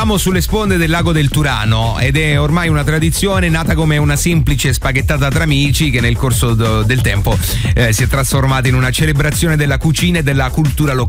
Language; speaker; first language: Italian; native; Italian